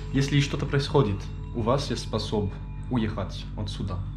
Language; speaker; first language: Russian; non-native, learner; French